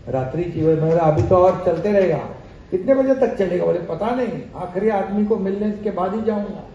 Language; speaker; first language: Hindi; non-native, local second language; Marathi